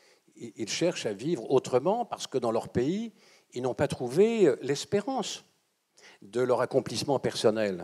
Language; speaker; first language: French; native; French